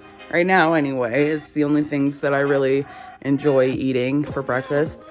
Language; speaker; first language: English; native; English